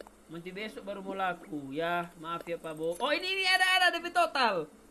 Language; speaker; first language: Indonesian; non-native, fluent; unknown